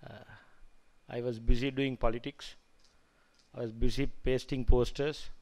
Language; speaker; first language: English; non-native, local second language; Sinhala